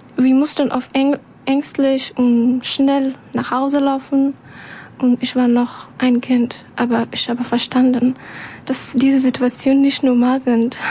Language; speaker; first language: German; non-native, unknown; Persian